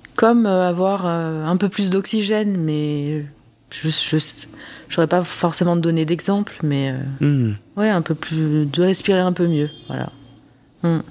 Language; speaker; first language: French; native; French